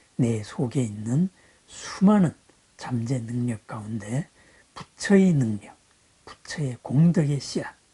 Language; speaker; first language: Korean; native; Korean